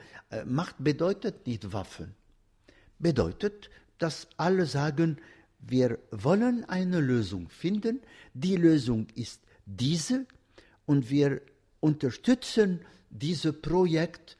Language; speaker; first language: German; non-native, fluent; Arabic